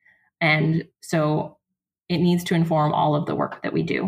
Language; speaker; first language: English; native; English